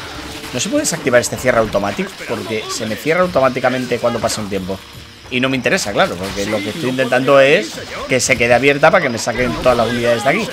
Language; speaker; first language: Spanish; native; Spanish